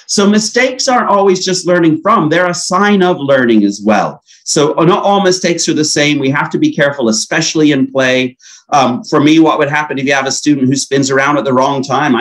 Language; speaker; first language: English; native; English